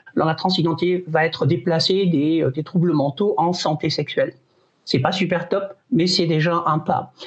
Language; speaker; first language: French; native; French